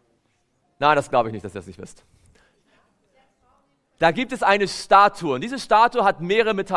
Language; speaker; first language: German; native; German